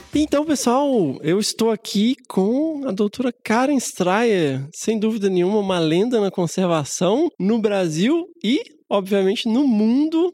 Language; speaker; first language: Portuguese; native; Portuguese